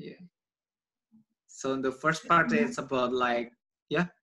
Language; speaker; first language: English; non-native, learner; Indonesian